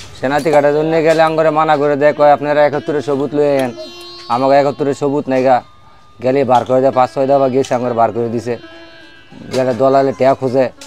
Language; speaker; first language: Bangla; early bilingual, heritage; Bangla